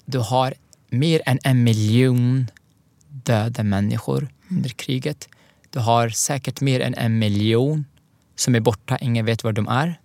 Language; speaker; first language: Swedish; non-native, fluent; Arabic